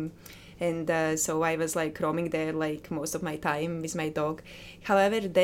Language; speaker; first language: English; non-native, fluent; Latvian